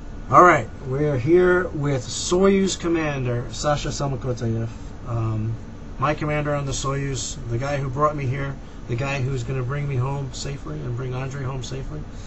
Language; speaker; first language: English; native; English